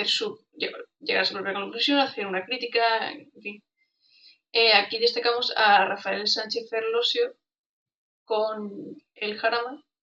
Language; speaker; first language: Spanish; native; Spanish